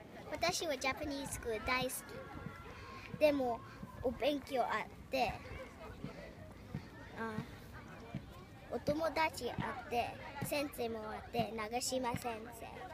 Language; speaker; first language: Japanese; early bilingual, heritage; Japanese